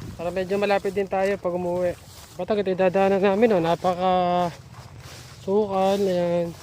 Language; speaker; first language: Filipino; native; Filipino